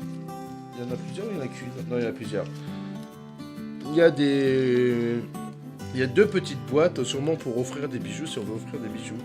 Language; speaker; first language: French; native; French